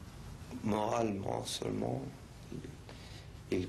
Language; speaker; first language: French; non-native, fluent; Spanish